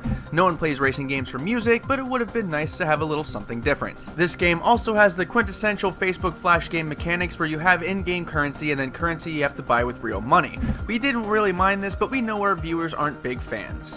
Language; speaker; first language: English; native; English